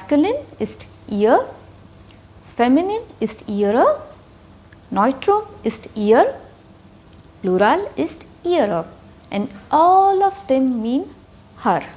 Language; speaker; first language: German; non-native, fluent; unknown